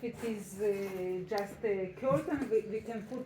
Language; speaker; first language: English; non-native, learner; Russian